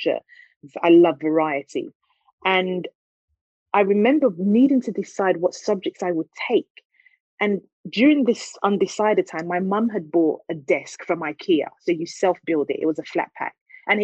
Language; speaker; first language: English; native; English